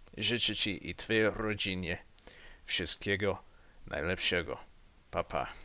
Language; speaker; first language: Polish; non-native, learner; English